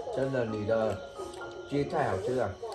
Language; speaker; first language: Chinese; non-native, learner; Vietnamese